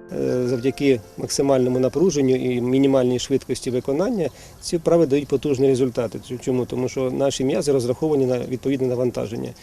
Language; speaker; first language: Ukrainian; non-native, local second language; Russian